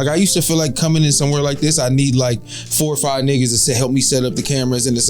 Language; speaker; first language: English; native; English